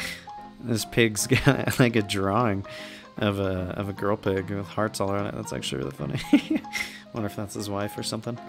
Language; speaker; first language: English; native; English